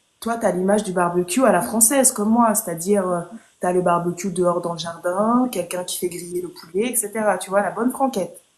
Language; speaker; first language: French; early bilingual, other home language; Haitian Creole